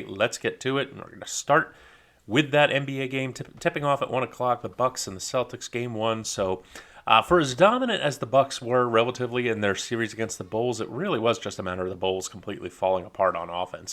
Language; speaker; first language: English; native; English